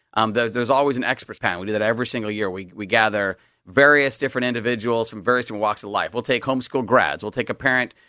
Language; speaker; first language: English; native; English